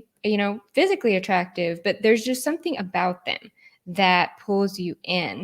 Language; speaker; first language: English; native; English